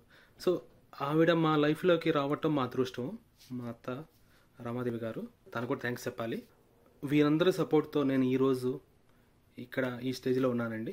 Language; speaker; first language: Telugu; native; Telugu